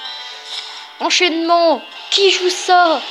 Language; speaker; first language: French; native; French